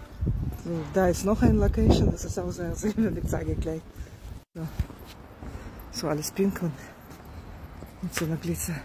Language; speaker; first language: German; non-native, fluent; Russian